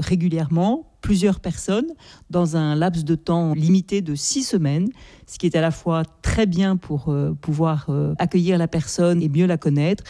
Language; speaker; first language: French; native; French